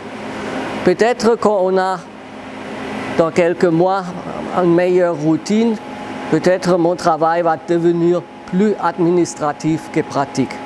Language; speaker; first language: French; non-native, fluent; German